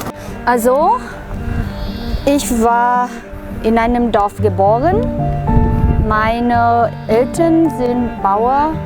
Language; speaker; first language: German; non-native, learner; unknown